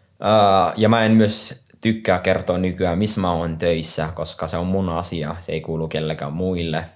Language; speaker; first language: Finnish; non-native, fluent; Somali